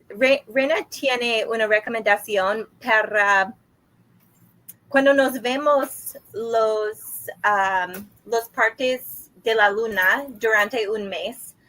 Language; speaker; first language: Spanish; non-native, learner; English